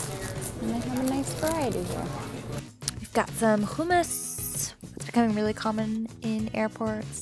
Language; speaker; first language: English; native; English